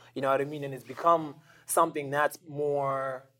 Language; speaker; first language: English; non-native, local second language; Shona